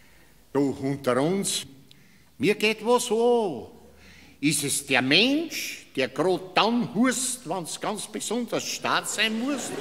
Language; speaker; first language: German; native; German